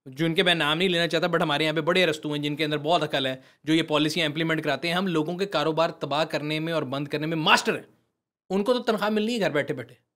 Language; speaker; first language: Urdu; native; Urdu